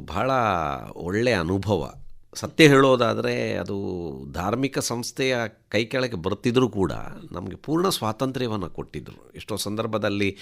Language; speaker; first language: Kannada; non-native, local second language; Tulu